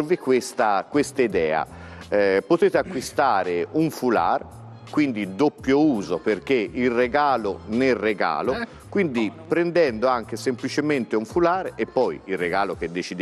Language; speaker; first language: Italian; native; Italian